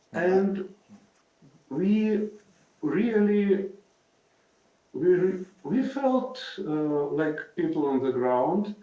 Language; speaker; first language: English; non-native, fluent; Ukrainian